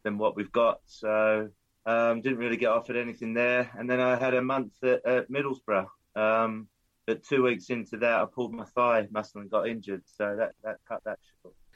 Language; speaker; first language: English; native; English